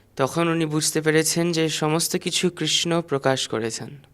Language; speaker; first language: Bangla; native; Bangla